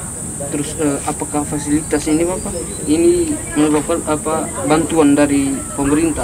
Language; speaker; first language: Indonesian; native; Indonesian